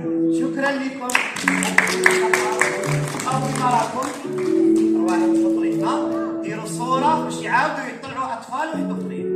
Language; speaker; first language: Arabic; native; Arabic